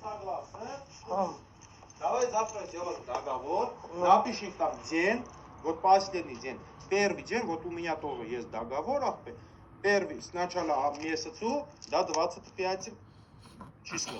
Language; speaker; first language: Russian; non-native, learner; Tajik